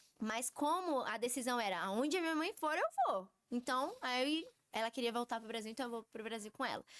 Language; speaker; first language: Portuguese; early bilingual, heritage; Portuguese